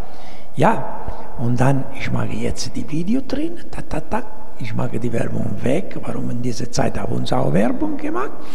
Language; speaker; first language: German; non-native, fluent; Italian